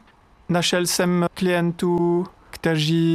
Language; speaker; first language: Czech; non-native, learner; French